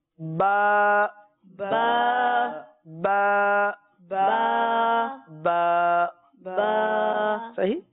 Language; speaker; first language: Urdu; native; Urdu